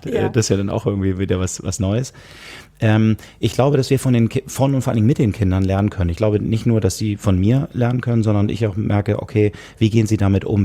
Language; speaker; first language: German; native; German